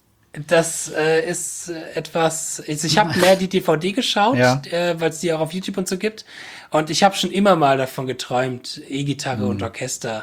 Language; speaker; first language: German; native; German